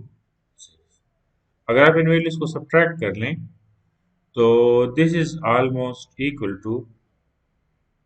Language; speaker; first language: Hindi; non-native, local second language; Punjabi